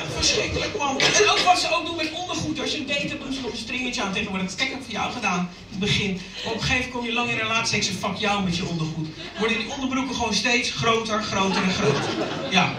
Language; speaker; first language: Dutch; early bilingual, other home language; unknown